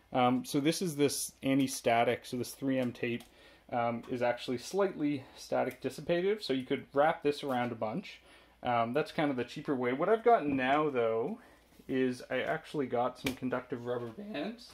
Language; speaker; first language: English; native; English